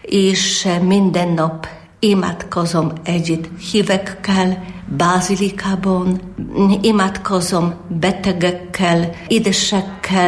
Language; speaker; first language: Hungarian; non-native, learner; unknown